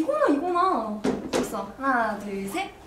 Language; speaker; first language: Korean; native; Korean